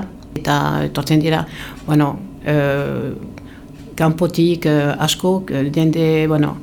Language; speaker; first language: Basque; non-native, local second language; French